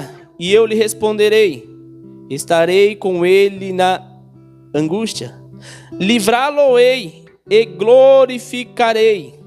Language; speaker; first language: Portuguese; native; Portuguese